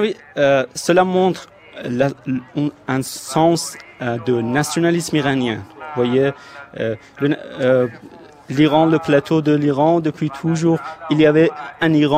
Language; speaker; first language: French; non-native, fluent; Persian